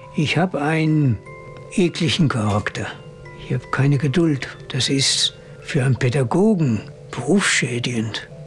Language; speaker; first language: German; native; German